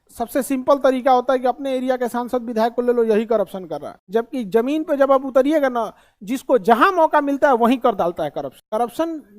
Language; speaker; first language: Hindi; native; Hindi